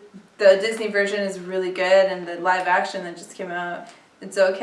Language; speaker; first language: English; native; English